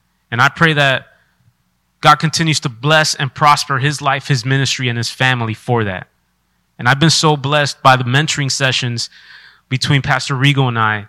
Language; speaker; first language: English; early bilingual, other home language; Spanish